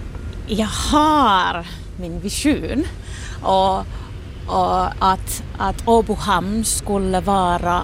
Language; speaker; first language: Swedish; non-native, local second language; Finnish